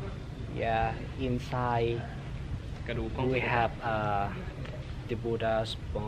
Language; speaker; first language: English; non-native, learner; Lao